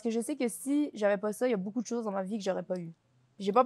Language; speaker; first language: French; native; French